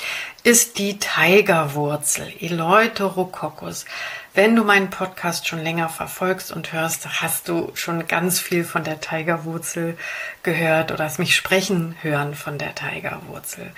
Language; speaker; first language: German; native; German